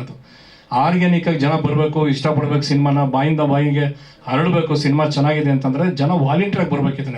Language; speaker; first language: Kannada; native; Kannada